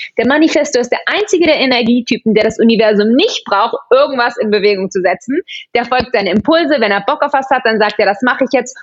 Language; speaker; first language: German; early bilingual, heritage; German